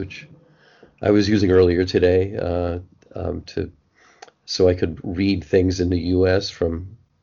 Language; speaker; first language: English; native; English